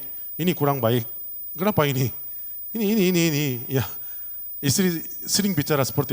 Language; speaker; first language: Indonesian; non-native, learner; Korean